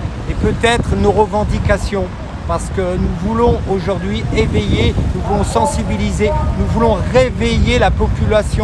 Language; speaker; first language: French; native; French